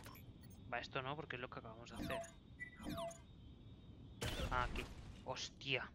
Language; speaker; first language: Spanish; native; Spanish